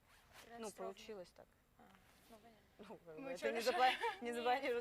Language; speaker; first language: Russian; native; Russian